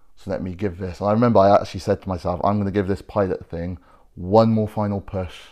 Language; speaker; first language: English; native; English